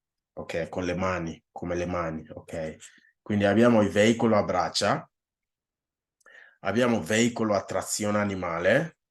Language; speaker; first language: Italian; non-native, fluent; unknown